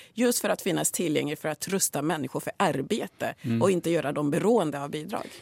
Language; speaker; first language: Swedish; early bilingual, other home language; Swahili